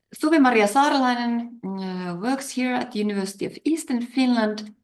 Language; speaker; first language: English; non-native, fluent; Finnish